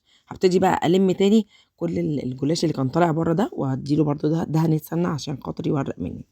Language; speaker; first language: Arabic; native; Arabic